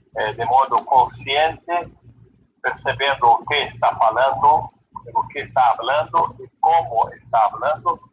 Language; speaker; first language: Spanish; non-native, learner; Portuguese